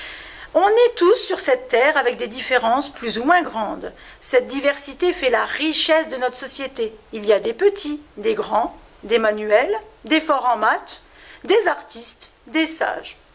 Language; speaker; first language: French; native; French